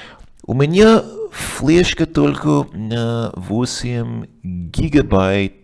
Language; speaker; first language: Russian; non-native, learner; English